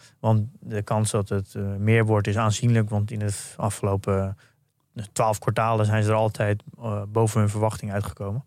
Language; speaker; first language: Dutch; native; Dutch